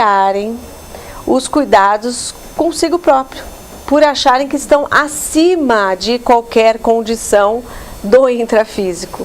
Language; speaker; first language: Portuguese; native; Portuguese